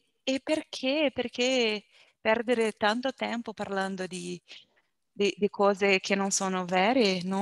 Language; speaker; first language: Italian; non-native, learner; Portuguese